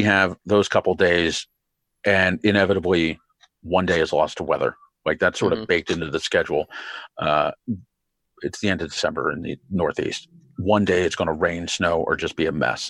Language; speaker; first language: English; native; English